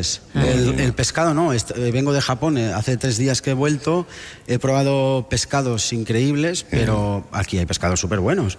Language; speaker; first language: Spanish; non-native, local second language; Catalan